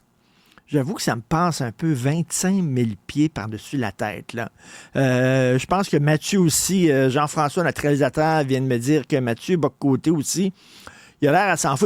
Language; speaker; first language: French; native; French